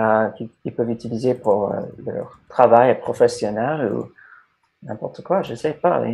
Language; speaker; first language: French; non-native, learner; English